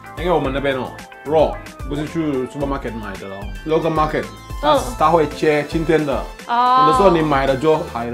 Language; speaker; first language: Chinese; non-native, fluent; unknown